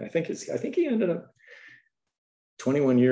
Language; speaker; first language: English; native; English